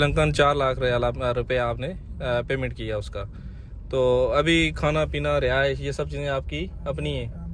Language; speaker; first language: Hindi; native; Hindi